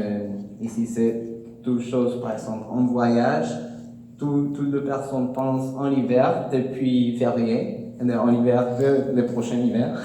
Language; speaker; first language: French; non-native, learner; Spanish